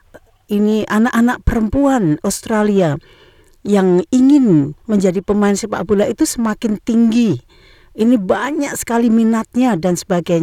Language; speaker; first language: Indonesian; native; Indonesian